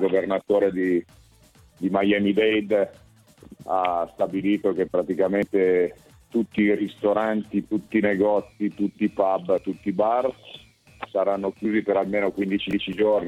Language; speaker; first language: Italian; native; Italian